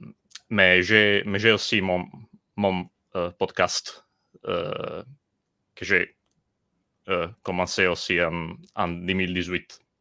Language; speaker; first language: French; non-native, learner; Italian